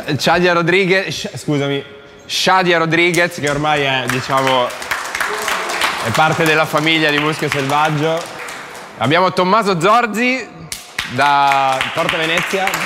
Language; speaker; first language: Italian; native; Italian